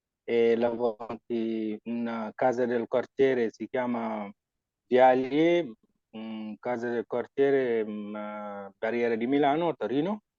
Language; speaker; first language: Italian; non-native, fluent; Wolof